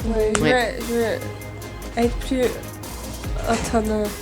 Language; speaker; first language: French; non-native, local second language; English